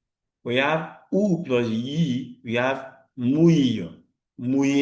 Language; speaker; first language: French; non-native, fluent; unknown